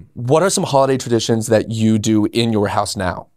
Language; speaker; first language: English; early bilingual, other home language; Polish